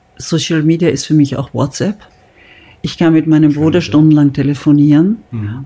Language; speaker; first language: German; native; German